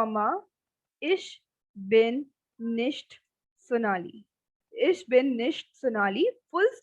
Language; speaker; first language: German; non-native, fluent; Hindi